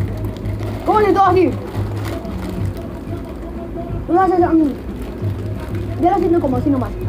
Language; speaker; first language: Spanish; native; Spanish